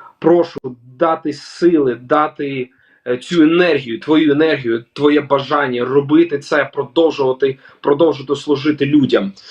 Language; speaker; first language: Ukrainian; non-native, local second language; Russian